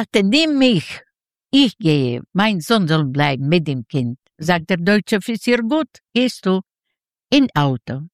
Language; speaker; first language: German; non-native, learner; Yiddish